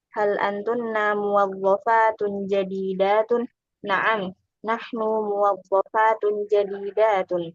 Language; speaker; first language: Arabic; non-native, learner; Indonesian